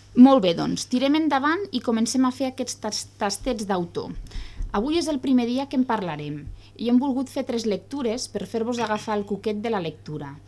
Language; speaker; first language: Catalan; native; Catalan